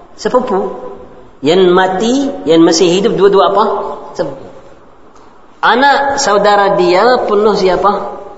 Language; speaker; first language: Indonesian; non-native, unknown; Arabic